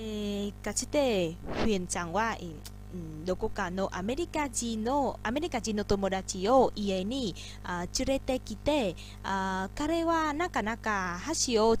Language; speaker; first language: Japanese; non-native, learner; Vietnamese